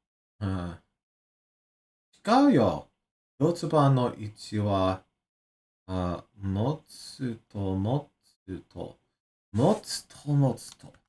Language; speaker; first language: Japanese; non-native, learner; English